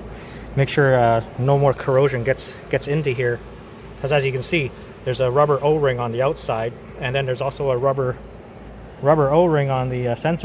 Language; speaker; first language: English; native; English